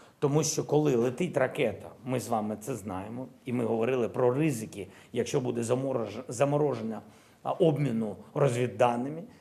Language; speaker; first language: Ukrainian; non-native, local second language; Russian